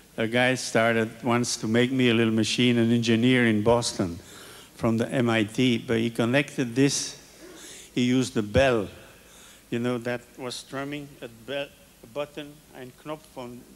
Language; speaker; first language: English; non-native, fluent; French